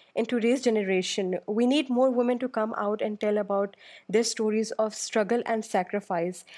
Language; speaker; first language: English; non-native, local second language; Urdu